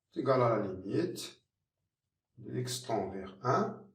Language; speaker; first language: French; non-native, local second language; Arabic